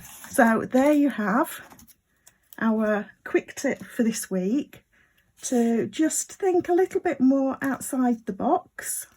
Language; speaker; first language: English; native; English